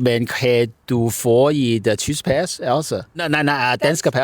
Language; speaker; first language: Danish; non-native, learner; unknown